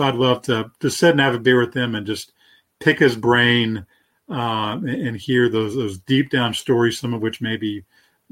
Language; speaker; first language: English; native; English